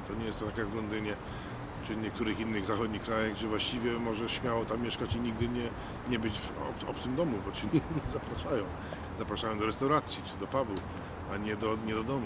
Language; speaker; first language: Polish; early bilingual, heritage; Polish